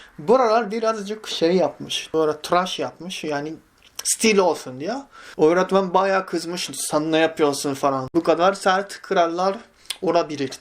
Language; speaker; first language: Turkish; non-native, fluent; Japanese